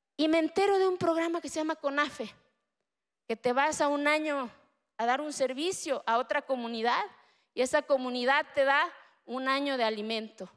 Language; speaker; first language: Spanish; early bilingual, other home language; Zapotec